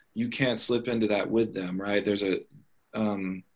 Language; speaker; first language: English; native; English